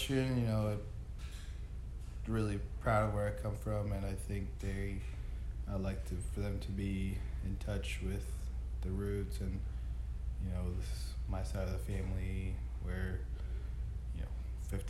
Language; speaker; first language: English; non-native, fluent; Spanish